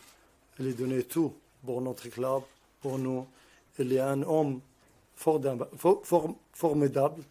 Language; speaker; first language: French; non-native, learner; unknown